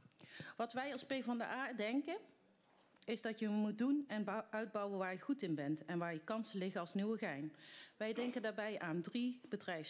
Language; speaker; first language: Dutch; native; Dutch